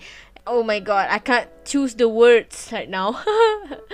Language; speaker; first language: English; non-native, local second language; Malay